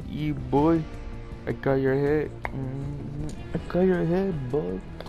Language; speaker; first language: English; early bilingual, other home language; Spanish